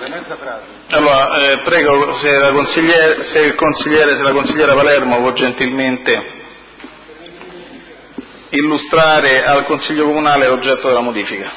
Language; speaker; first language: Italian; native; Italian